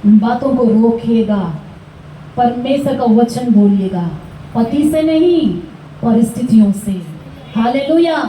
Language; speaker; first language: Hindi; non-native, local second language; Telugu